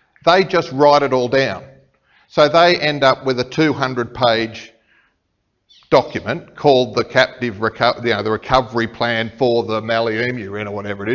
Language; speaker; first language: English; native; English